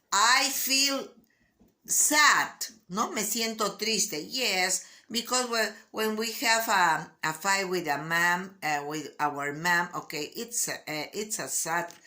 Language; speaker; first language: English; non-native, learner; Spanish